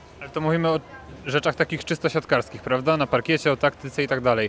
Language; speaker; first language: Polish; native; Polish